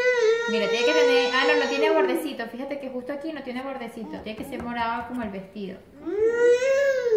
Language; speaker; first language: Spanish; native; Spanish